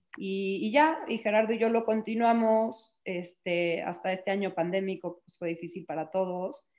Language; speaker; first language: Spanish; early bilingual, heritage; Spanish